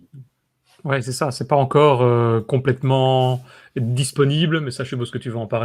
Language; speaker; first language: French; native; French